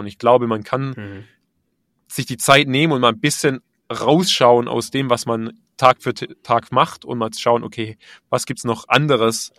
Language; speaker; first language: German; native; German